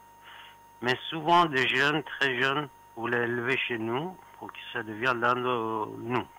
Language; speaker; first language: French; non-native, fluent; Persian